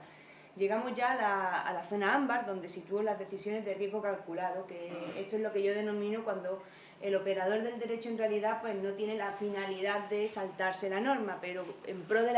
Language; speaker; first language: Spanish; native; Spanish